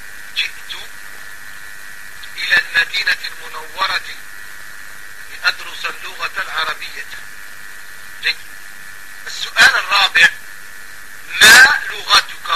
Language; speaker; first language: Arabic; non-native, fluent; French